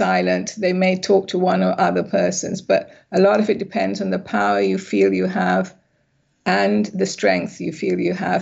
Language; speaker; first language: English; native; English